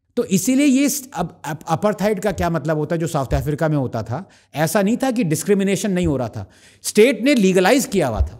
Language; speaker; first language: Hindi; non-native, local second language; Tamil